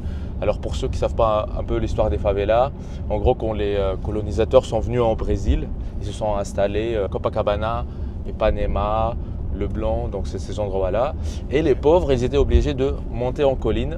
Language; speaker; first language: French; native; French